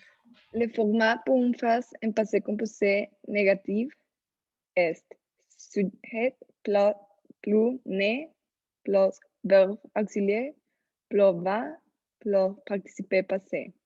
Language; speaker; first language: French; non-native, learner; Spanish